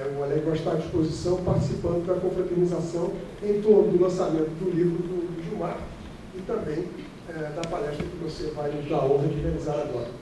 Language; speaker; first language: Portuguese; native; Portuguese